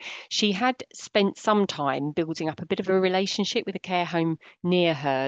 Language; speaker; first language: English; native; English